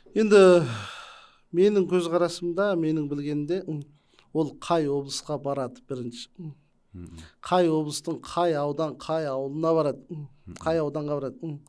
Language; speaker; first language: Kazakh; native; Kazakh